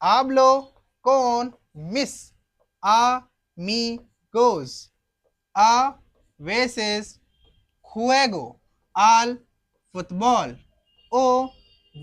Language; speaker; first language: Spanish; non-native, fluent; Hindi